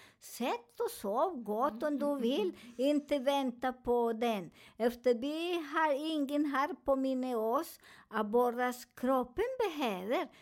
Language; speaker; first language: Swedish; non-native, learner; Spanish